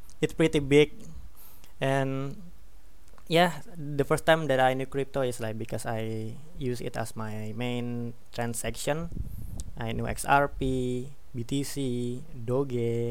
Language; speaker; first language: English; non-native, learner; Indonesian